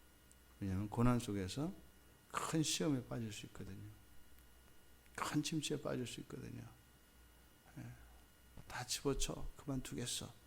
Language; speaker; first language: Korean; native; Korean